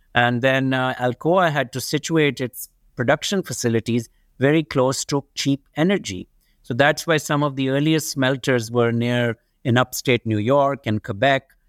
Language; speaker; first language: English; non-native, local second language; Urdu